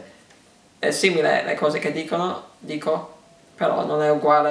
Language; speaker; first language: Italian; early bilingual, heritage; English